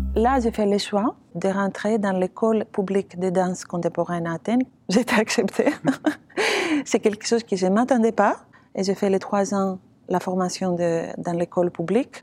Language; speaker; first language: French; non-native, fluent; Greek